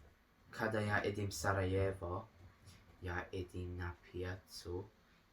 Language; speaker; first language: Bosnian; early bilingual, heritage; English